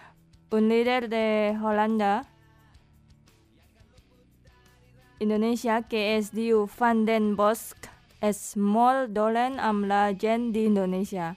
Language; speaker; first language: Catalan; non-native, learner; Indonesian